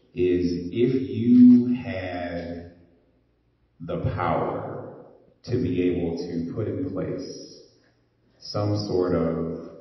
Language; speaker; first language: English; native; English